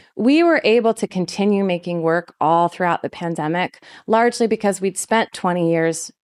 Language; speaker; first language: English; native; English